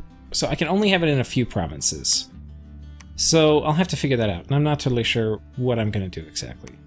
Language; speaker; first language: English; native; English